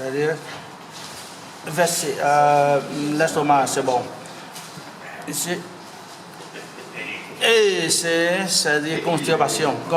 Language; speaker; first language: French; non-native, learner; Vietnamese